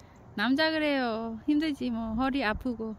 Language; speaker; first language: Korean; non-native, learner; Vietnamese